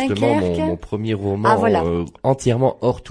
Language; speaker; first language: French; native; French